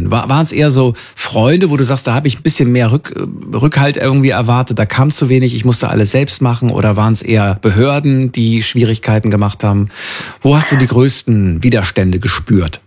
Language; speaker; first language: German; native; German